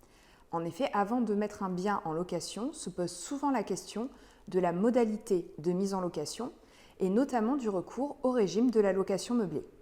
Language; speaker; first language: French; native; French